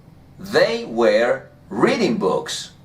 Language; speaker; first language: English; non-native, fluent; Spanish